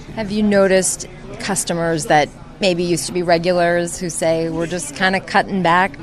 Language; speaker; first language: English; native; English